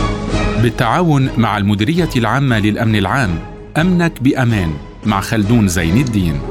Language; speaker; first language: Arabic; native; Arabic